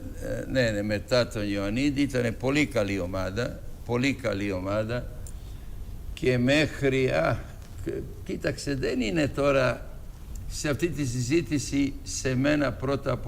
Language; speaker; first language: Greek; non-native, fluent; Serbian